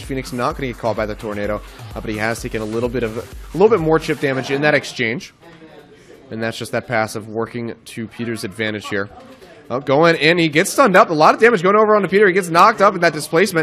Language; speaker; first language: English; native; English